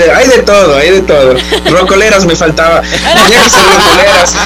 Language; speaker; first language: Spanish; native; Spanish